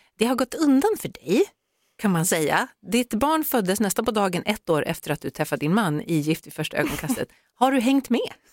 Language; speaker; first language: Swedish; native; Swedish